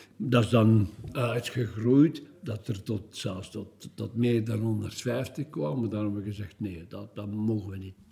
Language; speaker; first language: Dutch; native; Dutch